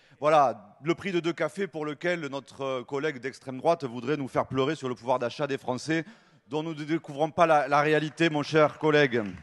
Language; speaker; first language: French; native; French